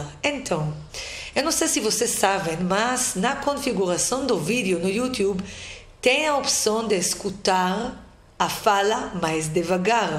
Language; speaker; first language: Portuguese; non-native, fluent; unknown